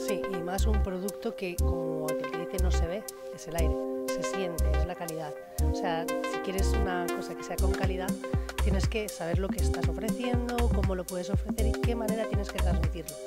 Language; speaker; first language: Spanish; native; Spanish